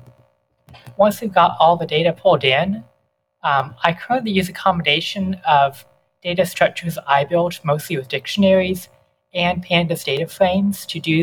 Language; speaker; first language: English; native; English